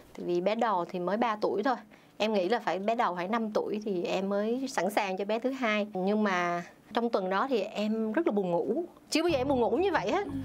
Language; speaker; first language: Vietnamese; native; Vietnamese